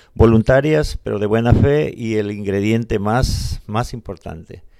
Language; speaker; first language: Spanish; native; Spanish